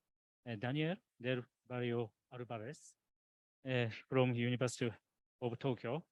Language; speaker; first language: English; non-native, learner; Japanese